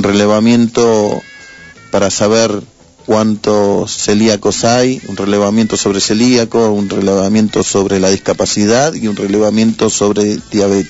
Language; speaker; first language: Spanish; native; Spanish